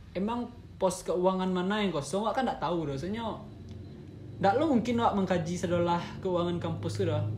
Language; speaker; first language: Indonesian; non-native, local second language; Minangkabau